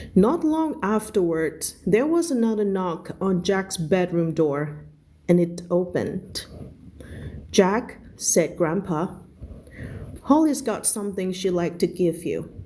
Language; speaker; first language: English; non-native, fluent; Thai